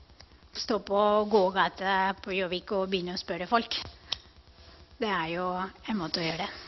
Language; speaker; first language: Norwegian; non-native, fluent; Spanish